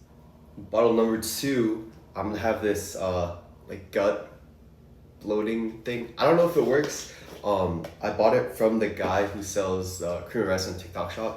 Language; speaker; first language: English; native; English